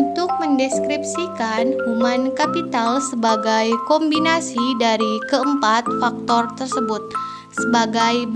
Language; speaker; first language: Indonesian; native; Indonesian